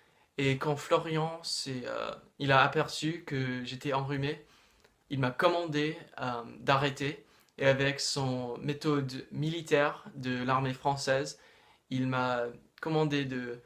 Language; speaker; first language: French; non-native, fluent; English